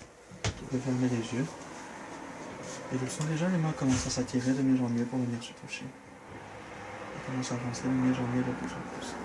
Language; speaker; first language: French; native; French